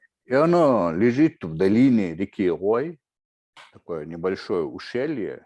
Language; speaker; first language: Russian; non-native, local second language; Chechen